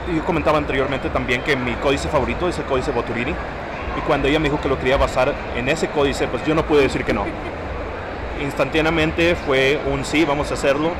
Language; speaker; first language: Spanish; early bilingual, heritage; Spanish